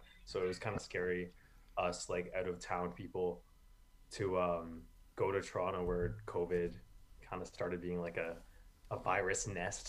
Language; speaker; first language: English; native; English